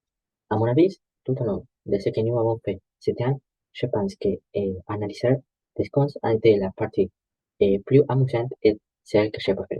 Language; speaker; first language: French; non-native, learner; Spanish